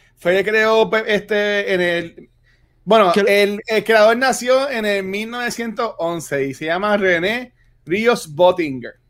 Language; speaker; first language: Spanish; native; Spanish